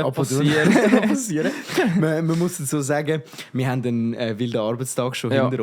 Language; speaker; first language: German; native; German